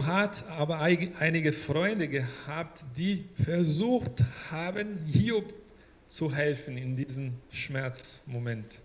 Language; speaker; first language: German; non-native, fluent; Portuguese